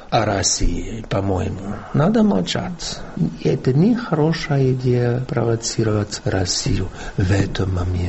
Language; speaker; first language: Russian; non-native, fluent; English